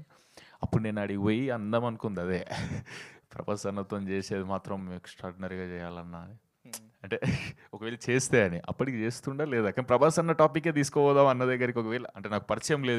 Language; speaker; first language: Telugu; native; Telugu